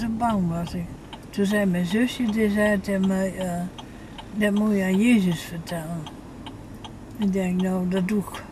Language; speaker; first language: Dutch; native; Dutch